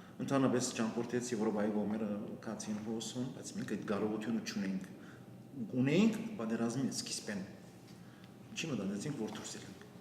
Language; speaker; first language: Armenian; early bilingual, heritage; Armenian